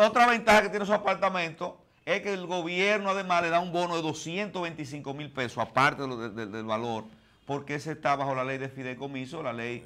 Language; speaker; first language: Spanish; native; Spanish